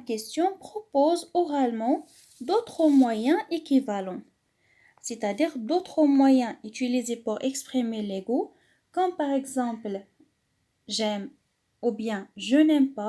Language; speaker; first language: French; non-native, local second language; Arabic